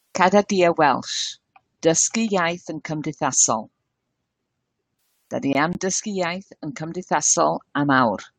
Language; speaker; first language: Welsh; non-native, learner; English